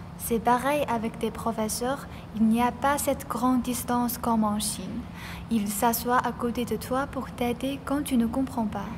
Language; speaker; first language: French; non-native, fluent; Chinese